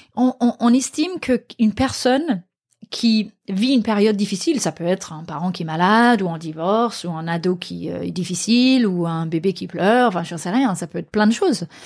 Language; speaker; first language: French; non-native, fluent; Danish